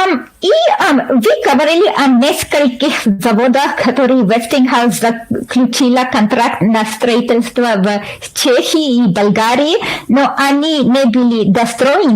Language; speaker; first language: Russian; non-native, learner; English